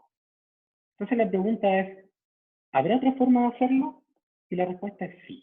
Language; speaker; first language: Spanish; native; Spanish